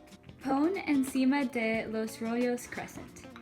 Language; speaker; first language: Spanish; non-native, learner; English